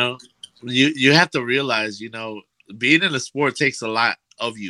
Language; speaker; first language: English; native; English